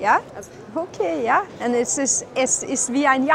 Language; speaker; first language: German; non-native, learner; Danish